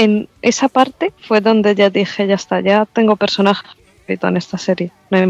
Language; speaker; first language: Spanish; native; Spanish